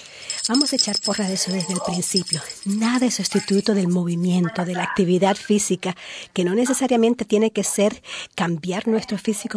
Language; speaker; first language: Spanish; native; Spanish